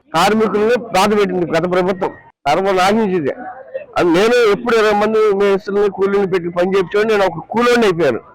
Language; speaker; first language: Telugu; non-native, local second language; Urdu